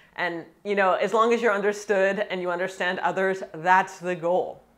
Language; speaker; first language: English; native; English